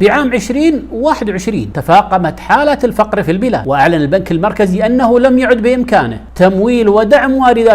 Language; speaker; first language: Arabic; native; Arabic